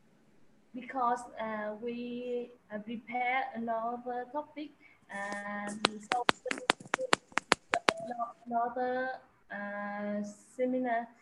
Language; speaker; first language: English; non-native, learner; Vietnamese